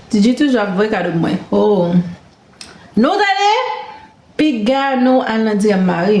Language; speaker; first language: French; non-native, learner; Haitian Creole